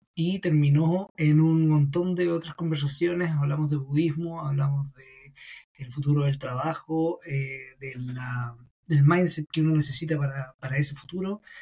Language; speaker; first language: Spanish; native; Spanish